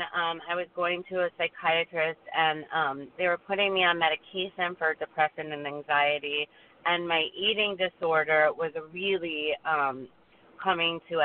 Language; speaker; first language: English; native; English